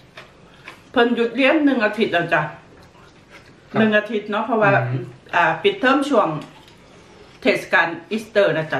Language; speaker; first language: Thai; native; Thai